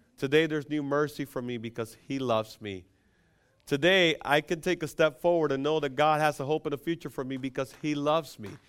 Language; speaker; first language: English; non-native, fluent; Spanish